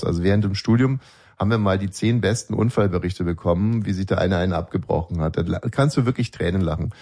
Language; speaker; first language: German; native; German